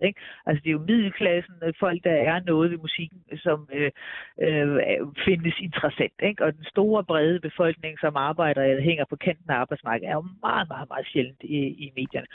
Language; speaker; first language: Danish; native; Danish